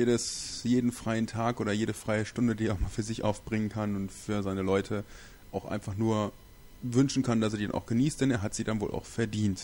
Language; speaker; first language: German; native; German